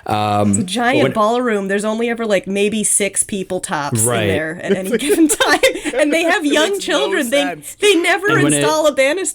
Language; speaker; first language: English; native; English